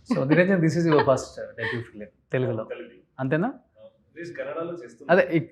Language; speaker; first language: Telugu; native; Telugu